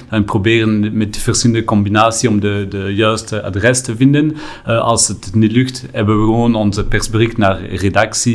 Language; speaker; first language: Dutch; non-native, local second language; French